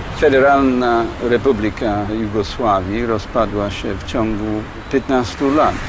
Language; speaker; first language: Polish; non-native, fluent; English